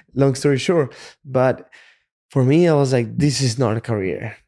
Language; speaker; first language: English; non-native, fluent; Spanish